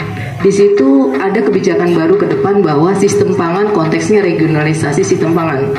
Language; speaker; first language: Indonesian; native; Indonesian